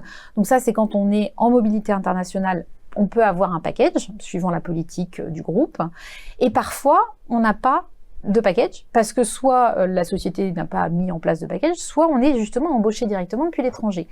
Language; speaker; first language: French; native; French